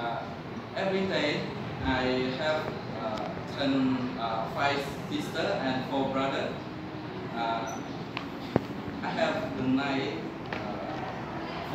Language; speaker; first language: English; non-native, learner; Khmer